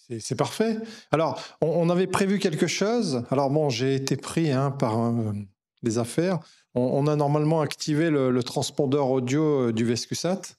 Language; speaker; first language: French; native; French